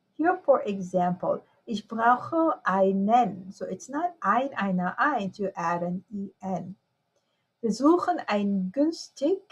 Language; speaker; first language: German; non-native, fluent; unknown